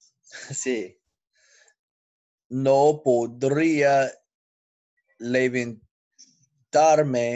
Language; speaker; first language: Spanish; non-native, learner; English